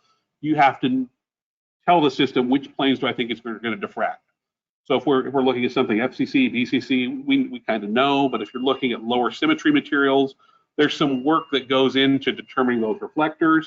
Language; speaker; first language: English; native; English